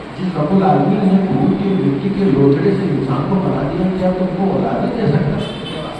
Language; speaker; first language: Urdu; native; Urdu